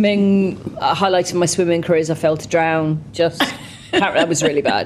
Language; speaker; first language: English; native; English